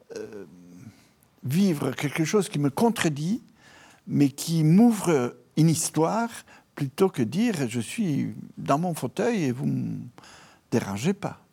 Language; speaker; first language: French; non-native, fluent; Italian